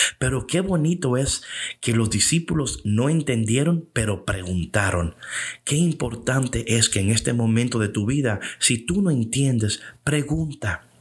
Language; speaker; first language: Spanish; early bilingual, heritage; English